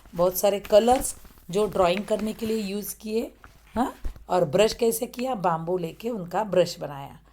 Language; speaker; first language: Hindi; non-native, local second language; Marathi